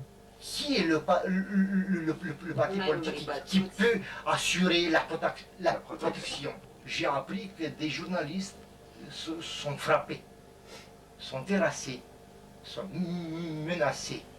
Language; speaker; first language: French; non-native, fluent; Romanian